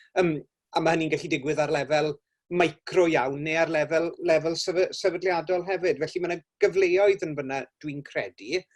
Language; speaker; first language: Welsh; native; Welsh